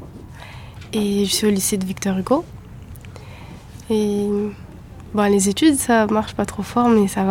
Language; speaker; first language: French; native; French